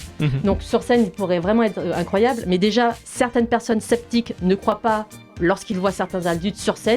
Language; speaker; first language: French; native; French